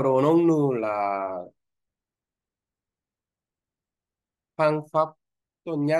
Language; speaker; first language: Vietnamese; non-native, learner; Korean